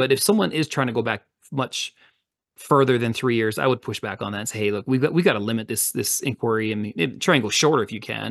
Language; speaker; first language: English; native; English